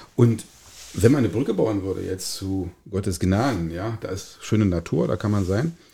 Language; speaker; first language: German; native; German